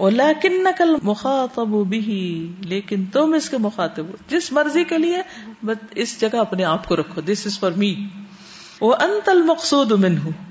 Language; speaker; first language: Urdu; native; Urdu